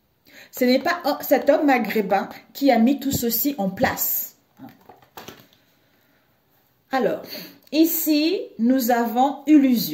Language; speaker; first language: French; native; French